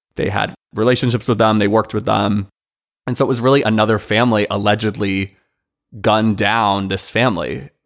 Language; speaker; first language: English; native; English